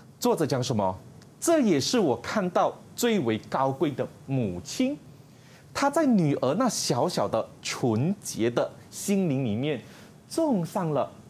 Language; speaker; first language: Chinese; native; Chinese